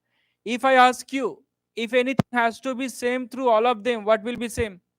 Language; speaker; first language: English; non-native, local second language; Hindi